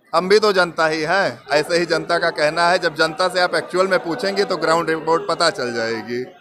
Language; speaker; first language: Hindi; native; Hindi